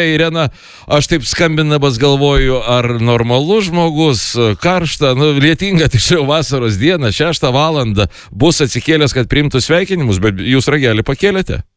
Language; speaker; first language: Lithuanian; native; Lithuanian